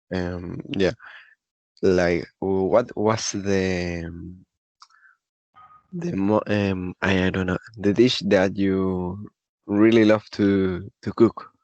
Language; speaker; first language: English; non-native, learner; Spanish